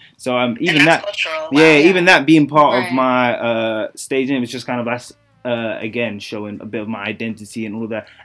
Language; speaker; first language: English; native; English